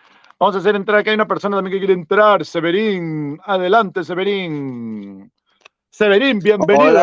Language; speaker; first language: Spanish; native; Spanish